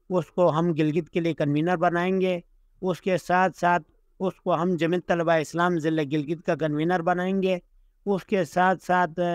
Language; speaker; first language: Urdu; non-native, local second language; Shina